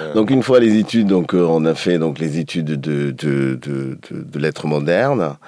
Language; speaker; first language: French; non-native, fluent; Portuguese